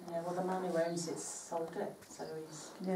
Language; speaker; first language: English; native; English